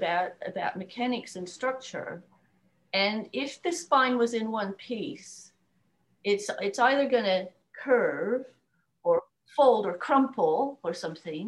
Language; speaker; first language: English; native; English